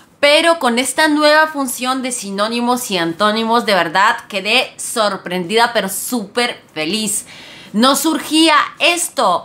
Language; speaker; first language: Spanish; non-native, fluent; Bulgarian